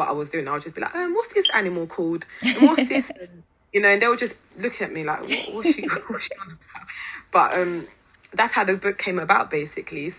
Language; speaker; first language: English; non-native, fluent; Lingala